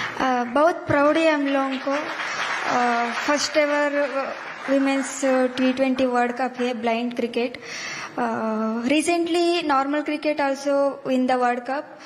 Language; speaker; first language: Hindi; non-native, local second language; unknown